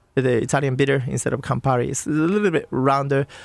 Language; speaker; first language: English; non-native, fluent; Japanese